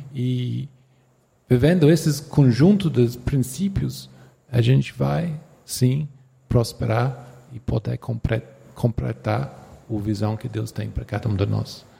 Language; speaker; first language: Portuguese; non-native, fluent; English